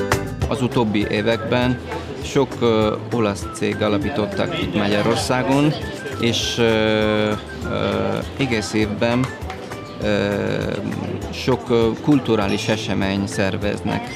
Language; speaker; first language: Hungarian; non-native, learner; Italian